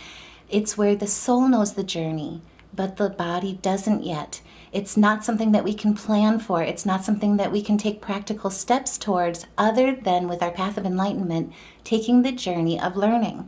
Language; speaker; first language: English; native; English